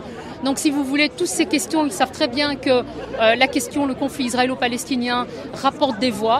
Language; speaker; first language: French; native; French